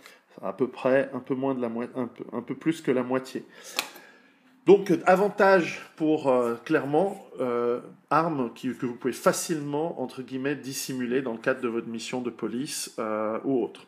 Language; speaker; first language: French; native; French